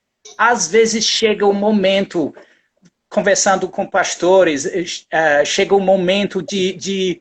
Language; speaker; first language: Portuguese; non-native, fluent; English